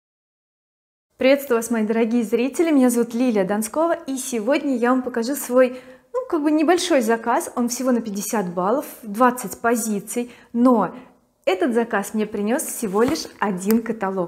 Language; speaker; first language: Russian; native; Russian